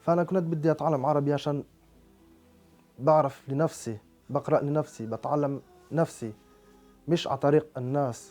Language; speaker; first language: Arabic; non-native, fluent; French